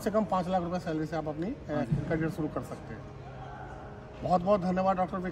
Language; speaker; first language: Hindi; native; Hindi